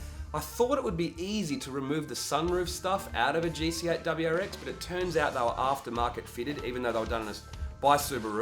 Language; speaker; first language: English; native; English